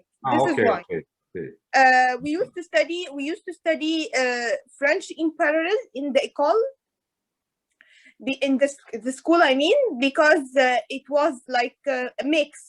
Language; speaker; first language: English; non-native, fluent; Arabic